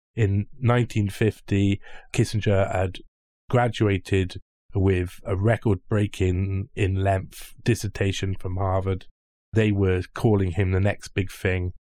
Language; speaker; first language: English; native; English